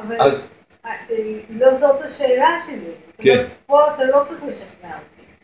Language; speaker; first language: Hebrew; native; Hebrew